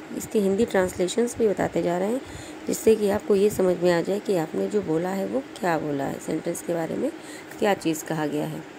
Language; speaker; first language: Hindi; native; Hindi